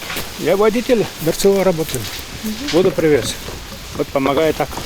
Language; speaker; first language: Russian; non-native, local second language; Bashkir